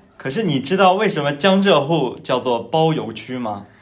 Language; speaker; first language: Chinese; native; Chinese